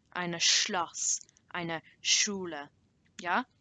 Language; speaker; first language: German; non-native, learner; English